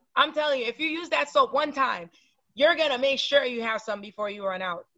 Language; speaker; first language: English; non-native, fluent; Haitian Creole